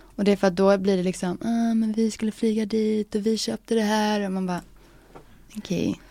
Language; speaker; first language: Swedish; early bilingual, other home language; English